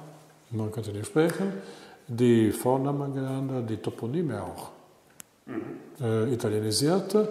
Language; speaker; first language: German; non-native, learner; Italian